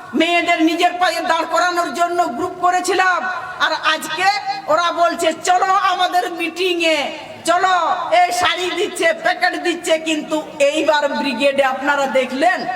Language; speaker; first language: Bangla; non-native, local second language; Santali